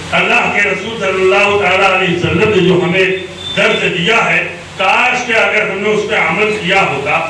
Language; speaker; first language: Urdu; native; Urdu